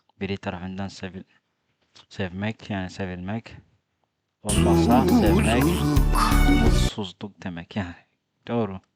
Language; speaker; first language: Turkish; non-native, fluent; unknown